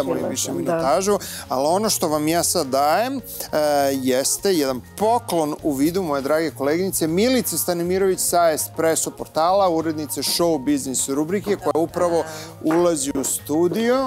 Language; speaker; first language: Serbian; native; Serbian